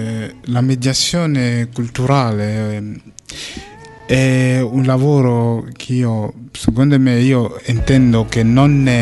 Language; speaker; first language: Italian; non-native, fluent; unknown